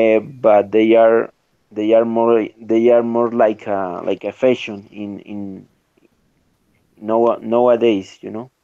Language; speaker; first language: English; non-native, learner; Spanish